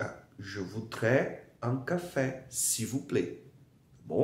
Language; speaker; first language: French; non-native, fluent; Portuguese